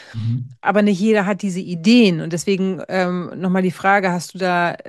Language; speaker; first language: German; native; German